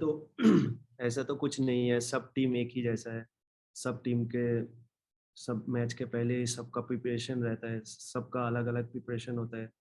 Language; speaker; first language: Hindi; non-native, local second language; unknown